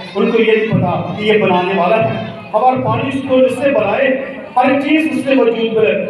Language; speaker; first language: Urdu; non-native, local second language; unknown